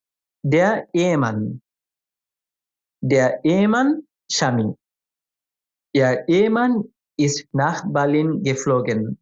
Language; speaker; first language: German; non-native, fluent; Bangla